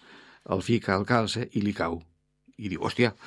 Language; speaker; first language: Catalan; non-native, fluent; Spanish